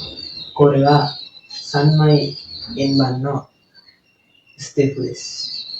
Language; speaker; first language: Japanese; non-native, learner; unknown